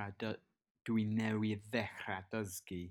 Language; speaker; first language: Welsh; non-native, learner; English